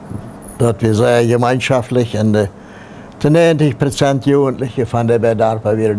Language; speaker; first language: German; non-native, local second language; Plautdietsch